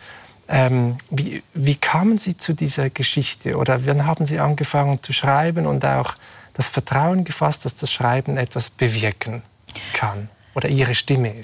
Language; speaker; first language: German; native; German